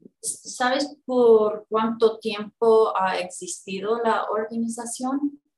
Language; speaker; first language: Spanish; non-native, fluent; English